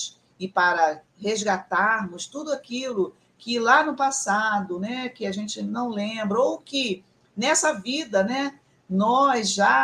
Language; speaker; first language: Portuguese; native; Portuguese